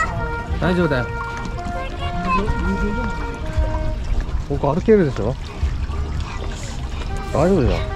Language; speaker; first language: Japanese; native; Japanese